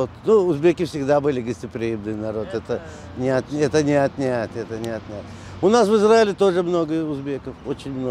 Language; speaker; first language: Russian; native; Russian